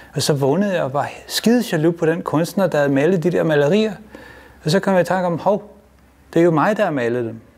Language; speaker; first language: Danish; non-native, fluent; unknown